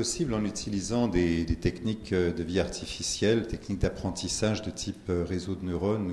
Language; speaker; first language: French; native; French